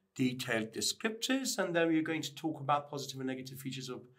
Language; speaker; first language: English; non-native, fluent; Persian